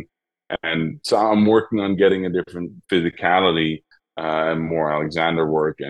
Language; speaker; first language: English; non-native, fluent; Dutch